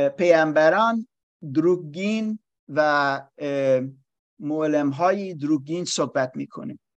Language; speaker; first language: Persian; non-native, learner; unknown